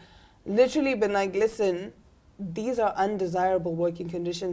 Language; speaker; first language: English; native; English